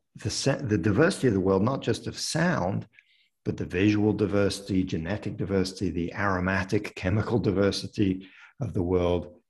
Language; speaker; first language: English; early bilingual, other home language; French